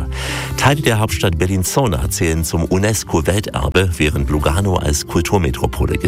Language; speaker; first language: German; native; German